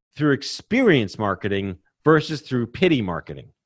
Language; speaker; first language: English; native; English